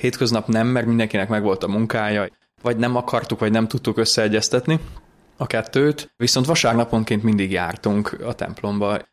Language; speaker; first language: Hungarian; native; Hungarian